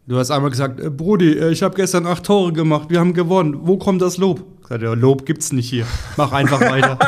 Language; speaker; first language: German; native; German